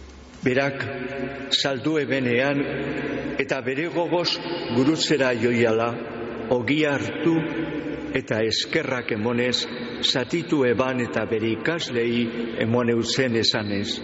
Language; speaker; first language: Basque; native; Basque